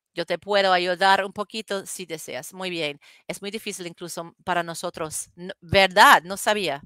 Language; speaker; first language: Spanish; non-native, learner; English